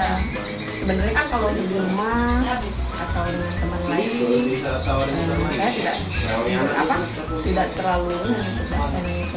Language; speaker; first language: Indonesian; non-native, local second language; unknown